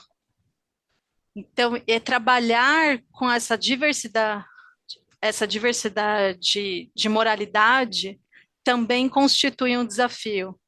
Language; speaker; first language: Portuguese; native; Portuguese